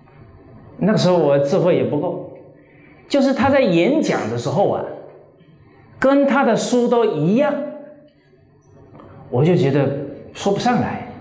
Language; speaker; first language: Chinese; native; Chinese